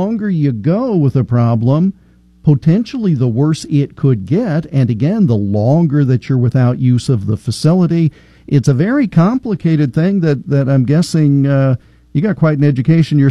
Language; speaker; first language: English; native; English